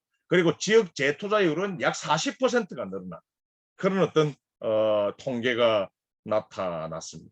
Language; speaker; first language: Korean; native; Korean